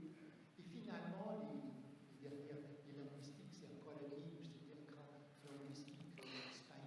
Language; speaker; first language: French; non-native, fluent; Portuguese